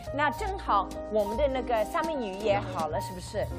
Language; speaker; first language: Chinese; non-native, fluent; English